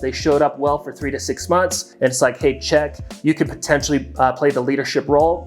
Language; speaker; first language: English; native; English